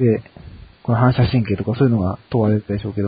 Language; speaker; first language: Japanese; native; Japanese